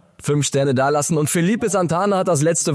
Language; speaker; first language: German; native; German